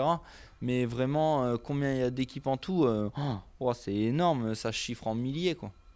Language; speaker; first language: French; native; French